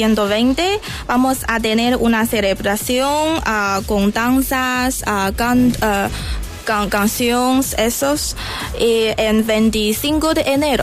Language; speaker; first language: Spanish; non-native, learner; Chinese